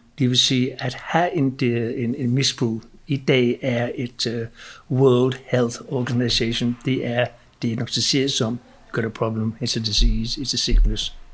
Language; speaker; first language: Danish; non-native, fluent; English